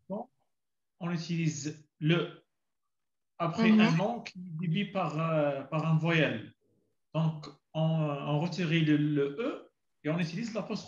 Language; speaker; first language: French; non-native, learner; Arabic